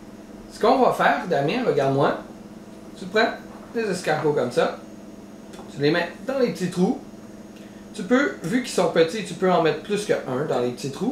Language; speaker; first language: French; native; French